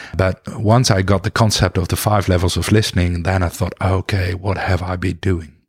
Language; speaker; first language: English; non-native, fluent; Dutch